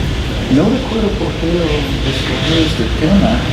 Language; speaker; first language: Spanish; non-native, fluent; English